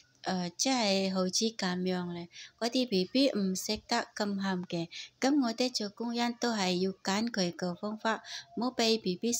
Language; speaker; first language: Cantonese; non-native, fluent; Indonesian